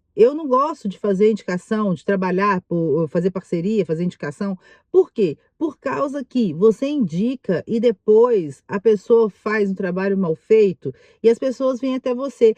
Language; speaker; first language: Portuguese; native; Portuguese